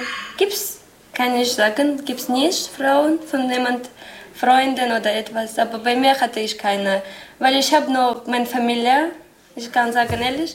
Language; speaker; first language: German; non-native, learner; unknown